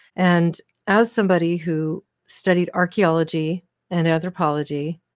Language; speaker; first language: English; native; English